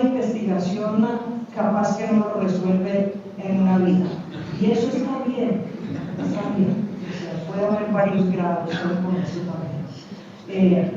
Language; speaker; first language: Spanish; native; Spanish